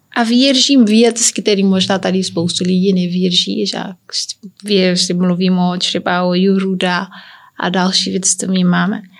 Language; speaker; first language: Czech; non-native, fluent; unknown